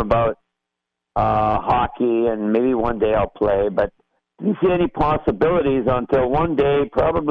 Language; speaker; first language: English; native; English